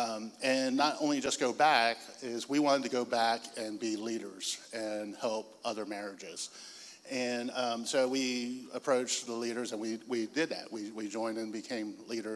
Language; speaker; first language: English; native; English